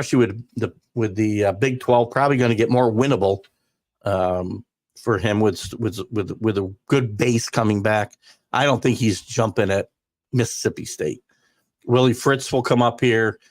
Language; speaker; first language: English; native; English